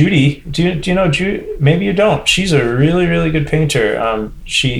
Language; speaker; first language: English; native; English